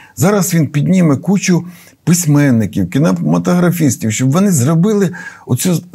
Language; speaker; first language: Ukrainian; native; Ukrainian